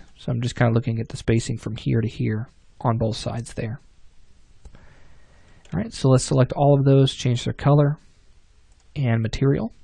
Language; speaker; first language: English; native; English